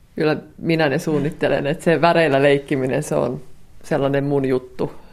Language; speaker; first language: Finnish; native; Finnish